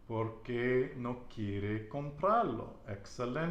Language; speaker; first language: Spanish; non-native, learner; English